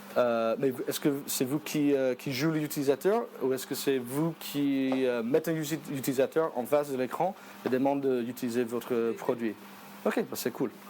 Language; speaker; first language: French; non-native, fluent; English